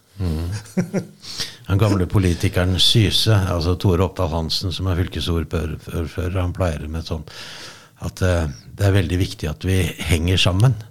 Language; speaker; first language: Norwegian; native; Norwegian